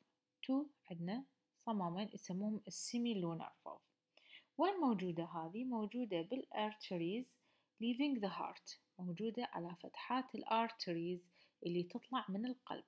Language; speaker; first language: Arabic; native; Arabic